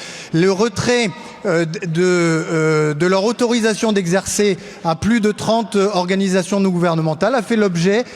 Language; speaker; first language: French; native; French